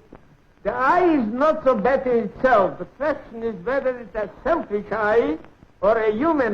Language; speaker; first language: English; non-native, fluent; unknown